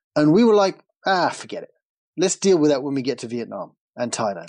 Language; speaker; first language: English; native; English